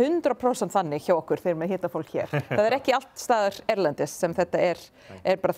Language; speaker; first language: Icelandic; non-native, fluent; English